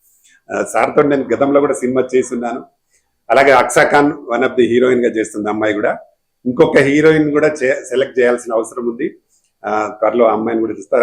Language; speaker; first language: Telugu; native; Telugu